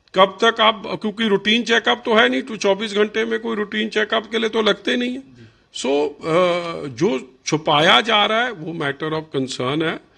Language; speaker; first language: Hindi; non-native, local second language; Punjabi